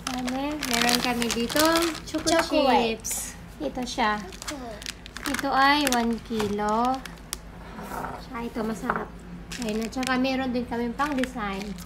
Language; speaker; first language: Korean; non-native, learner; Filipino